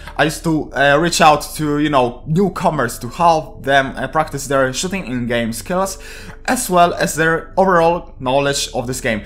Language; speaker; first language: English; non-native, fluent; Polish